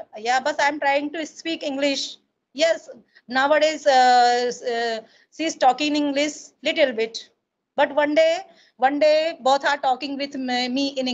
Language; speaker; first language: English; non-native, learner; Hindi